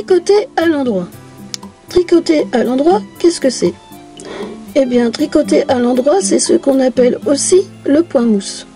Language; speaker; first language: French; native; French